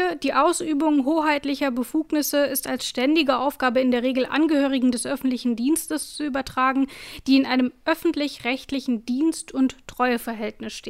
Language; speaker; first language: German; native; German